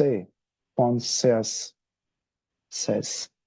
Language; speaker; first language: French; non-native, learner; Hindi